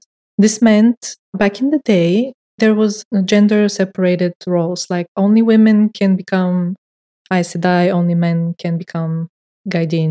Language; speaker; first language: English; non-native, fluent; Bulgarian